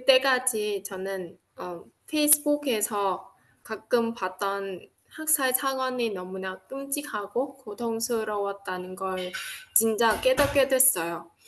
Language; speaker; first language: Korean; non-native, fluent; Vietnamese